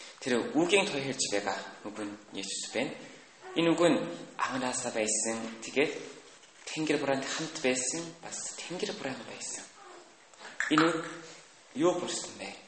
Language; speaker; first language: Mongolian; non-native, learner; Korean